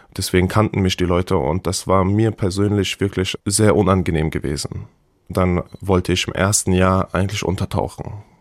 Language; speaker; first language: German; native; German